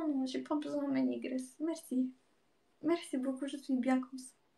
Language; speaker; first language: French; non-native, learner; Russian